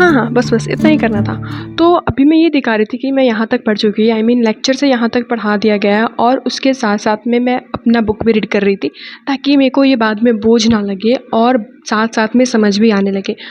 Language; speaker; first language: Hindi; native; Hindi